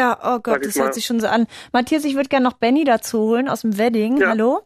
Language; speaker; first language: German; native; German